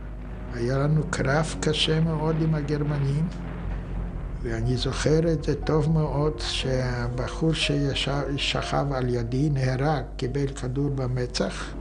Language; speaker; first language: Hebrew; non-native, fluent; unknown